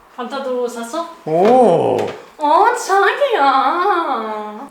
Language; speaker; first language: Korean; non-native, learner; German